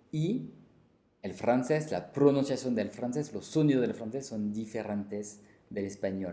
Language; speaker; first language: Spanish; non-native, fluent; French